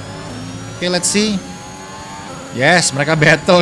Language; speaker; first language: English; non-native, fluent; Indonesian